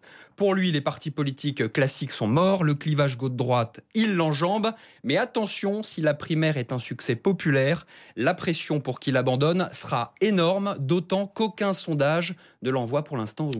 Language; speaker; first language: French; native; French